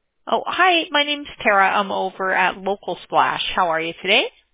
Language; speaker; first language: English; native; English